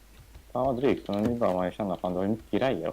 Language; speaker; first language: Swedish; native; Swedish